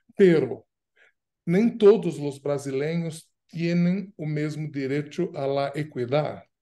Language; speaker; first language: Portuguese; native; Portuguese